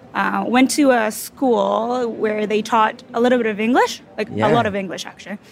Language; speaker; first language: English; non-native, fluent; Japanese